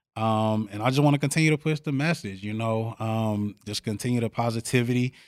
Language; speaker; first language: English; native; English